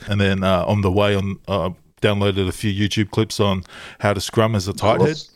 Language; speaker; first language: English; early bilingual, other home language; Tongan